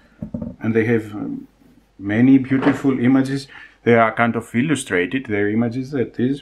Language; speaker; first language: English; non-native, fluent; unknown